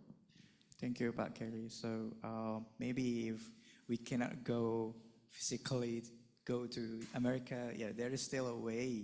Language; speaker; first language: English; non-native, fluent; Indonesian